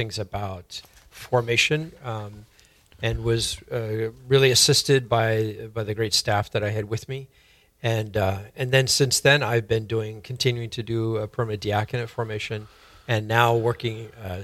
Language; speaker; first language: English; native; English